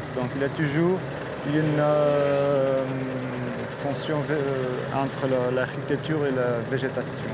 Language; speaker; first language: French; non-native, fluent; Portuguese